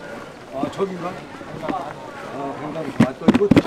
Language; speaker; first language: Korean; native; Korean